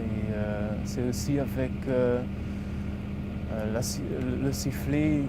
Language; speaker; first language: French; non-native, fluent; English